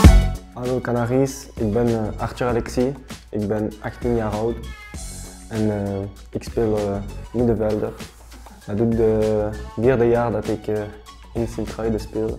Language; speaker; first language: Dutch; non-native, local second language; French